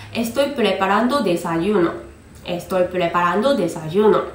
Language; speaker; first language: Spanish; non-native, fluent; Japanese